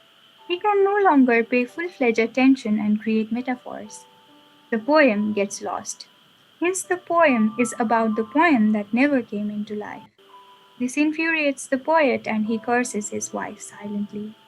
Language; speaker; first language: English; non-native, local second language; Nepali